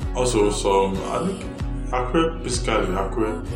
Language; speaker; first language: English; non-native, local second language; Yoruba